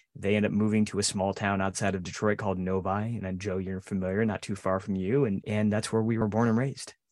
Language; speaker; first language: English; native; English